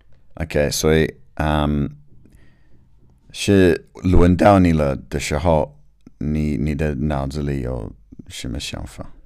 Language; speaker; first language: Chinese; non-native, learner; English